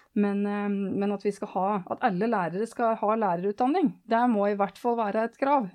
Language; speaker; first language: Norwegian; native; Norwegian